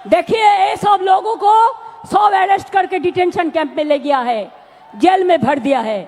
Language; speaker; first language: Hindi; non-native, local second language; Bangla